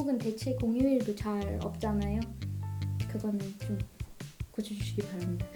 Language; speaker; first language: Korean; non-native, fluent; Malay